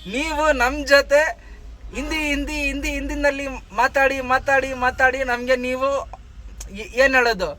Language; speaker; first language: Kannada; non-native, learner; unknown